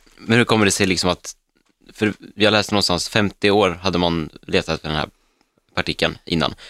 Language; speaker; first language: Swedish; native; Swedish